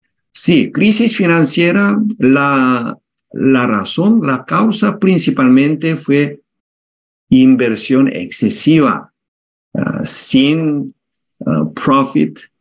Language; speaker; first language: Spanish; non-native, fluent; Korean